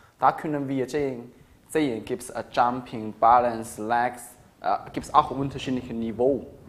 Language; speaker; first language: German; non-native, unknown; Chinese